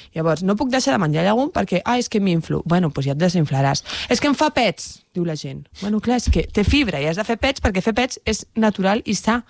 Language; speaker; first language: Catalan; non-native, local second language; Spanish